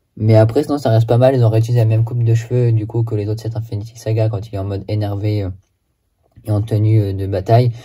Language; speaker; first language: French; native; French